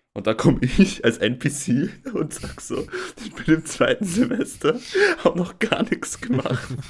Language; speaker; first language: German; native; German